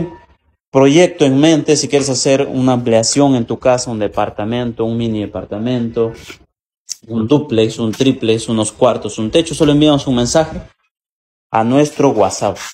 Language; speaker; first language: Spanish; native; Spanish